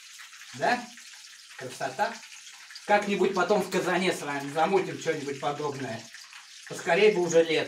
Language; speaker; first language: Russian; native; Russian